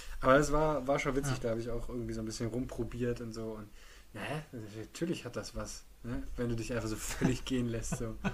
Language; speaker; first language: German; native; German